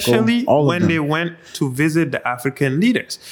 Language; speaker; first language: English; non-native, local second language; Wolof